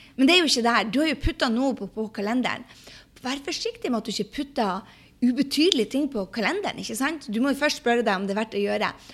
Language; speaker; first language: Norwegian; early bilingual, heritage; Norwegian